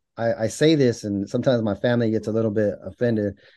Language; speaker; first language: English; native; English